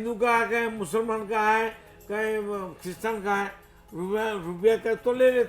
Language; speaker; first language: Hindi; non-native, local second language; Bangla